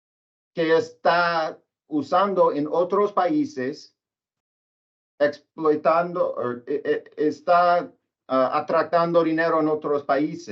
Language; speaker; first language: Spanish; non-native, learner; English